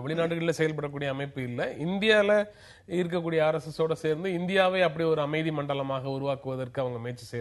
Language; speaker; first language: Tamil; native; Tamil